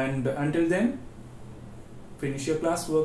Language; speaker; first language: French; non-native, learner; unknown